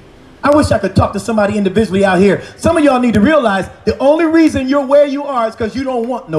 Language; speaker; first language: English; native; English